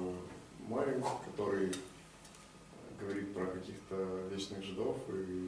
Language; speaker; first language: Russian; native; Russian